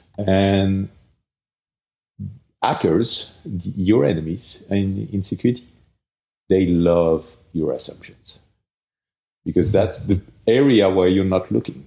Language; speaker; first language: English; non-native, fluent; French